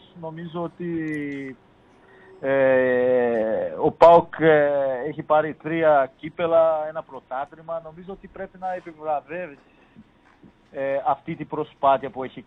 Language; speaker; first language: Greek; non-native, fluent; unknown